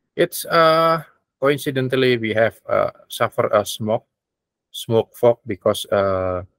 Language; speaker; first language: English; non-native, learner; Indonesian